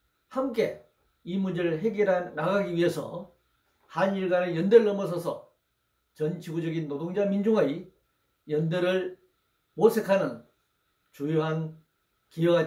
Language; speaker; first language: Korean; native; Korean